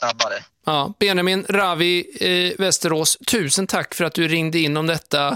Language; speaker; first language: Swedish; native; Swedish